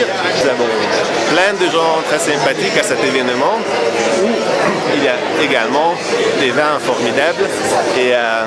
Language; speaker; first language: French; non-native, fluent; Hungarian